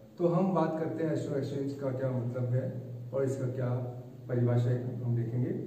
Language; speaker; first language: Hindi; native; Hindi